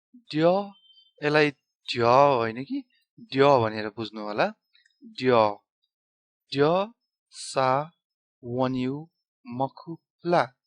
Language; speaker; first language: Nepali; non-native, local second language; Newari